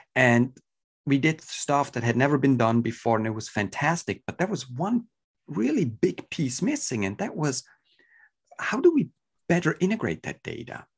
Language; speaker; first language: English; non-native, fluent; Swiss German